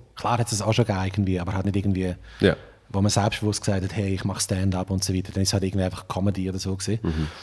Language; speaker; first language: German; native; German